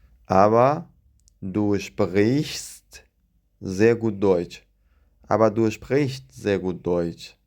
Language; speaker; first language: German; non-native, fluent; Central Kurdish